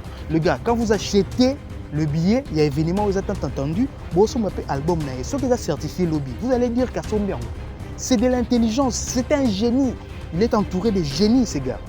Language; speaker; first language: French; non-native, local second language; Lingala